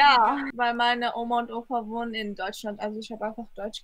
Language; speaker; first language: German; early bilingual, heritage; German